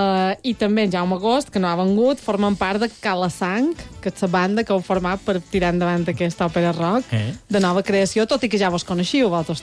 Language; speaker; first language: Catalan; native; Catalan